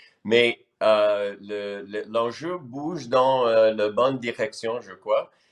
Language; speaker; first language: French; non-native, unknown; English